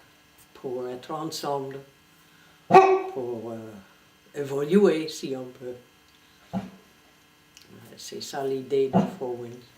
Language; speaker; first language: French; non-native, fluent; English